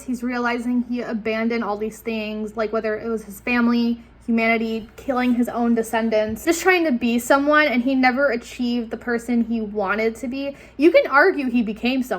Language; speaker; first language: English; native; English